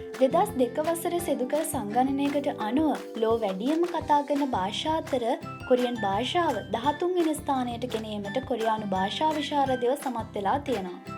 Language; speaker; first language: Sinhala; native; Sinhala